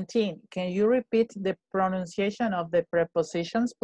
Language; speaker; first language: English; non-native, fluent; Spanish